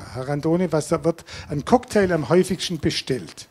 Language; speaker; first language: German; native; German